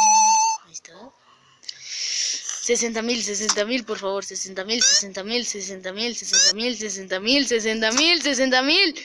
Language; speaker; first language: Spanish; native; Spanish